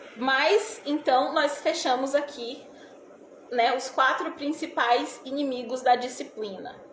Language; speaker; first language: Portuguese; native; Portuguese